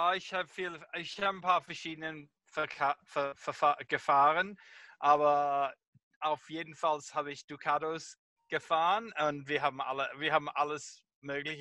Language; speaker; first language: German; non-native, fluent; English